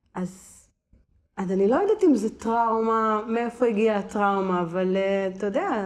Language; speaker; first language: Hebrew; native; Hebrew